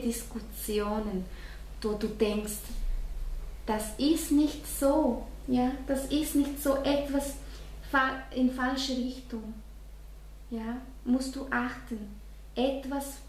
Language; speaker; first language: German; non-native, fluent; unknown